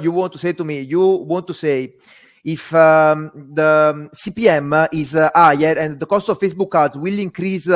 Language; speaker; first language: English; non-native, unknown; Italian